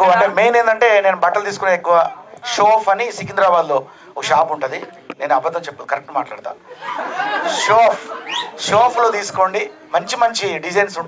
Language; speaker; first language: Telugu; native; Telugu